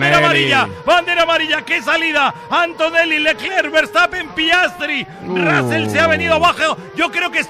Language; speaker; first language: Spanish; native; Spanish